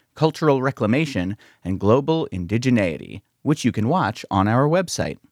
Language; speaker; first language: English; native; English